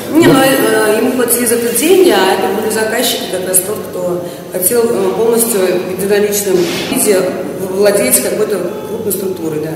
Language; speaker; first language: Russian; native; Russian